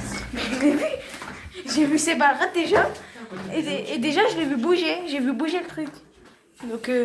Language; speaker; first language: French; native; French